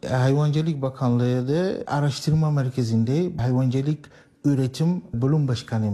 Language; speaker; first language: Turkish; non-native, learner; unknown